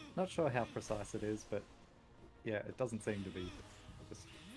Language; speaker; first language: English; native; English